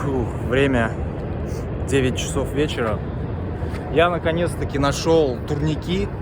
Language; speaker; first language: Russian; native; Russian